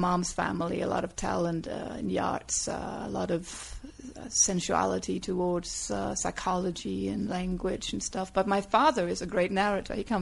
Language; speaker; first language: English; non-native, fluent; Danish